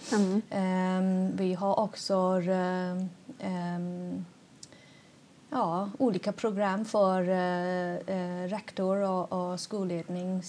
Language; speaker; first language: Swedish; non-native, fluent; Chinese